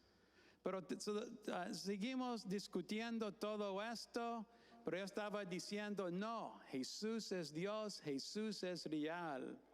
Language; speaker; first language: Spanish; non-native, fluent; English